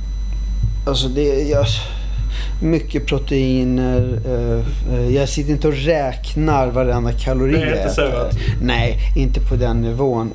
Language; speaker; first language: Swedish; early bilingual, other home language; Arabic